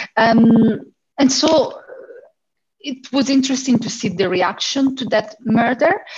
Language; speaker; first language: English; early bilingual, heritage; Italian